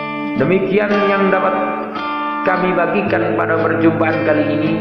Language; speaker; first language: Indonesian; native; Indonesian